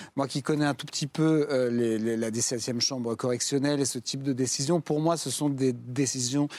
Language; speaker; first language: French; native; French